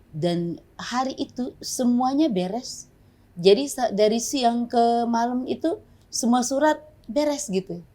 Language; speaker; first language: Indonesian; native; Indonesian